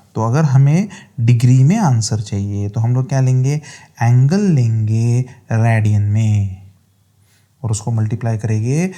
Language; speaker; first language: Hindi; non-native, local second language; Marathi